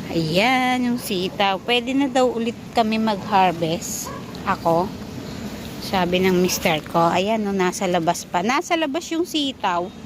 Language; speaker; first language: Filipino; native; Filipino